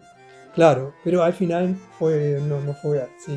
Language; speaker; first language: Spanish; non-native, learner; German